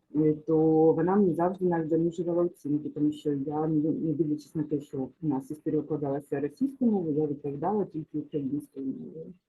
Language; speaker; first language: Ukrainian; non-native, local second language; Russian